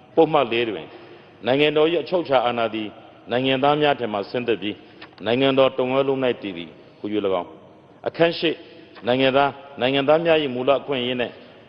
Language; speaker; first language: Burmese; non-native, local second language; Rohingya